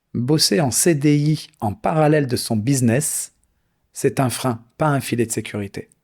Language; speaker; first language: French; native; French